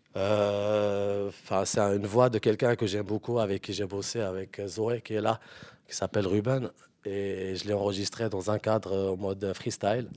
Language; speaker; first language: French; non-native, local second language; Arabic